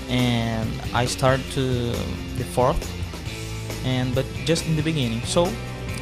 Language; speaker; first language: English; non-native, fluent; Portuguese